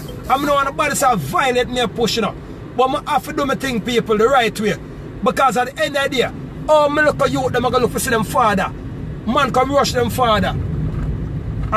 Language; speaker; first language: English; native; English